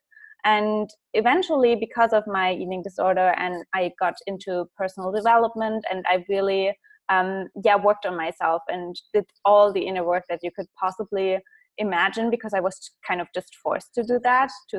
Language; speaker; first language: English; non-native, fluent; German